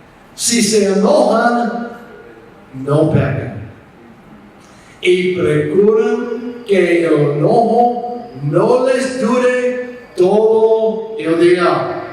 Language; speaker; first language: Spanish; non-native, fluent; English